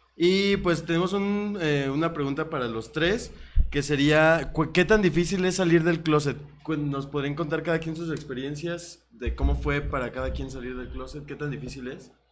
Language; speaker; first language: Spanish; native; Spanish